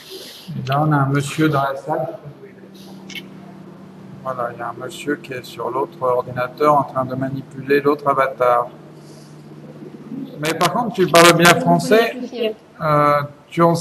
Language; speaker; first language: French; native; French